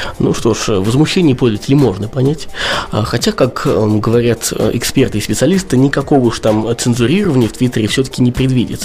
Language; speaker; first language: Russian; native; Russian